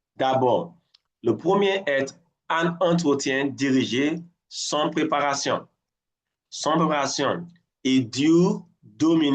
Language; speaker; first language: French; non-native, fluent; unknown